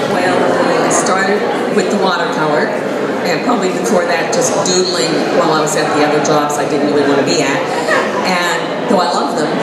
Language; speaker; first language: English; native; English